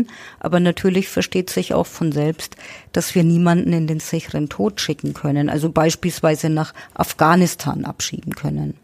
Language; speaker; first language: German; native; German